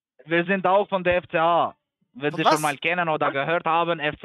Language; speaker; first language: German; non-native, fluent; Albanian